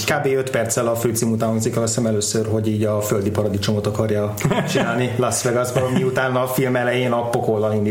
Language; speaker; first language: Hungarian; native; Hungarian